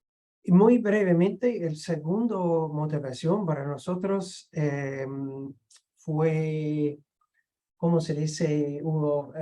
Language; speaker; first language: Spanish; non-native, fluent; English